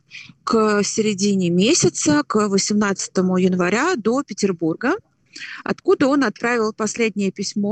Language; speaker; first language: Russian; native; Russian